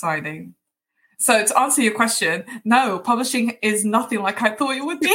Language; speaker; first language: English; early bilingual, other home language; Portuguese